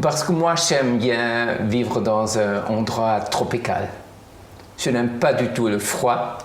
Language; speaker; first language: French; non-native, fluent; German